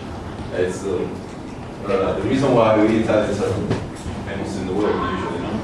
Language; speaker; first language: English; non-native, learner; Italian